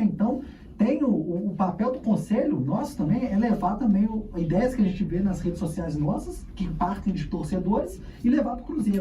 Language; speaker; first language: Portuguese; native; Portuguese